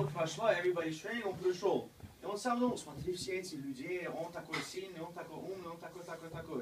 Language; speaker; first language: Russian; early bilingual, heritage; Russian